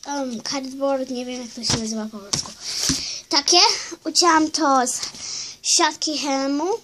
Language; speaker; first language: Polish; early bilingual, heritage; Polish